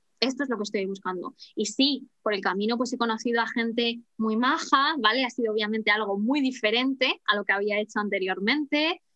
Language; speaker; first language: Spanish; native; Spanish